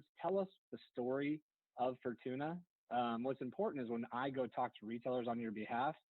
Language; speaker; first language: English; native; English